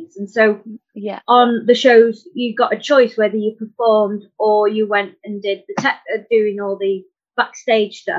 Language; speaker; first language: English; native; English